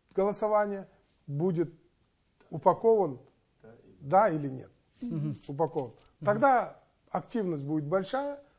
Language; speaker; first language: Russian; non-native, local second language; Kazakh